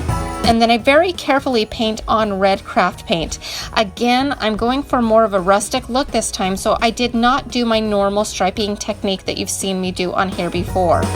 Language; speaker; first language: English; native; English